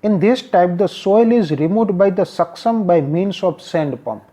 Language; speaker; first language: English; non-native, local second language; Gujarati